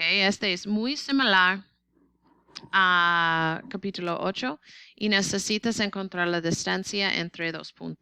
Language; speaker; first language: Spanish; non-native, learner; English